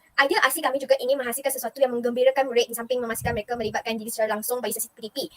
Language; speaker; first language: Malay; non-native, local second language; Chinese